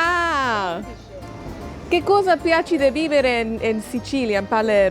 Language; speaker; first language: Italian; non-native, learner; English